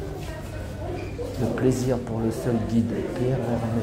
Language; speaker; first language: French; native; French